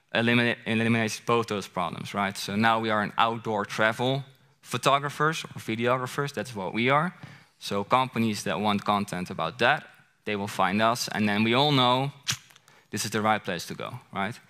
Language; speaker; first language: English; non-native, fluent; Dutch